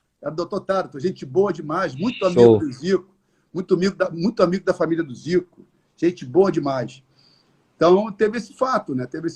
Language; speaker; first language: Portuguese; native; Portuguese